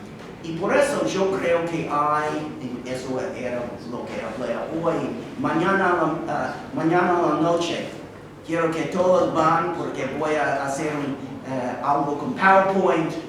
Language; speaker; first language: Spanish; non-native, fluent; English